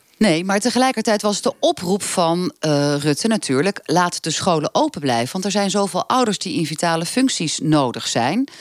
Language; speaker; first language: Dutch; native; Dutch